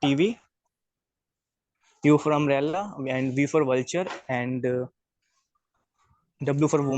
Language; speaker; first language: English; non-native, learner; Kannada